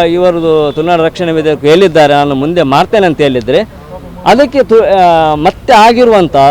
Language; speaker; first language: Kannada; non-native, local second language; Tulu